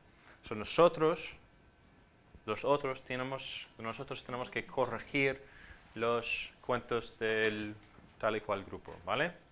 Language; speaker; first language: Spanish; non-native, fluent; English